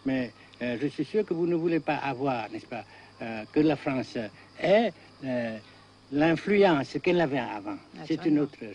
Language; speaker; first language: French; non-native, local second language; Vietnamese